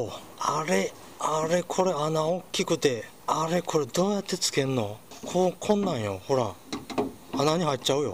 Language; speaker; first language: Japanese; native; Japanese